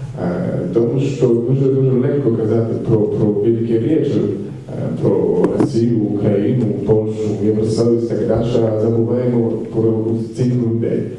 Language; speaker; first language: Ukrainian; non-native, learner; Polish